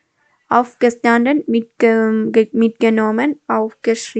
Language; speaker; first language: German; non-native, learner; Malayalam